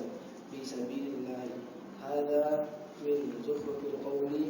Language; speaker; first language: Arabic; non-native, learner; Indonesian